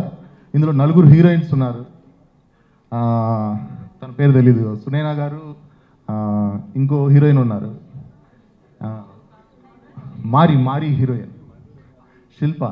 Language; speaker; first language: Telugu; native; Telugu